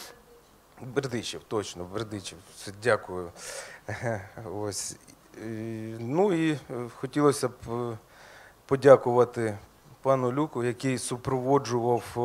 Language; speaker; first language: Ukrainian; native; Ukrainian